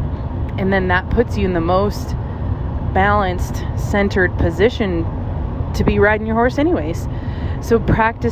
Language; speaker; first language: English; native; English